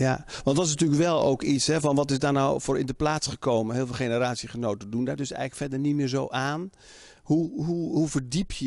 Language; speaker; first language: Dutch; native; Dutch